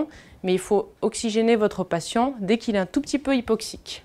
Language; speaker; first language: French; native; French